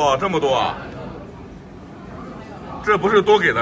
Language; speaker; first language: Chinese; native; Chinese